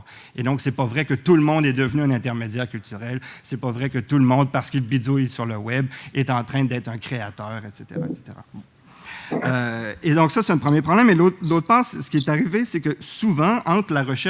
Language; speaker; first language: French; native; French